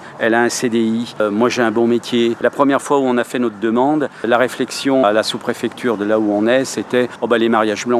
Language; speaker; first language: French; native; French